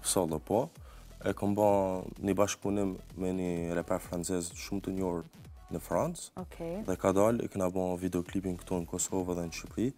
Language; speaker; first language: Albanian; early bilingual, heritage; Albanian